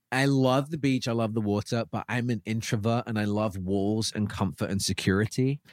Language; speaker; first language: English; native; English